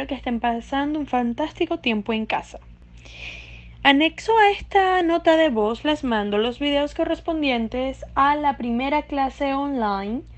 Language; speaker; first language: Spanish; native; Spanish